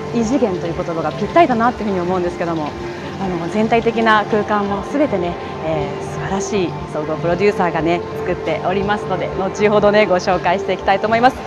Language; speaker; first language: Japanese; native; Japanese